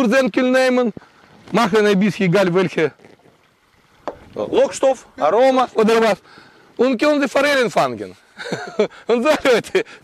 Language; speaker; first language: German; non-native, learner; Russian